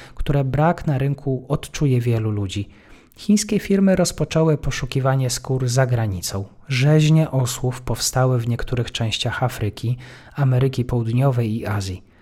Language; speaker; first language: Polish; native; Polish